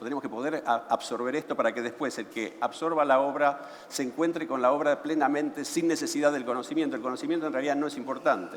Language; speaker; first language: Spanish; native; Spanish